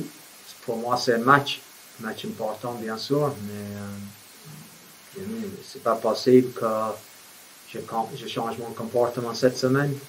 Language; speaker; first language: French; non-native, fluent; English